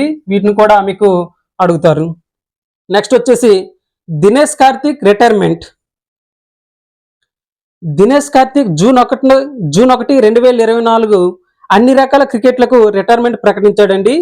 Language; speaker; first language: Telugu; native; Telugu